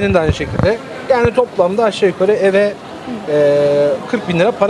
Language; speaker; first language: Turkish; native; Turkish